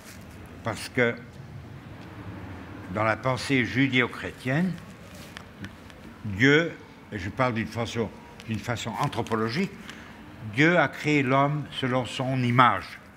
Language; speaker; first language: French; non-native, fluent; German